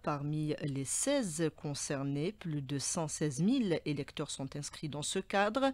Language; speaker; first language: French; non-native, local second language; Arabic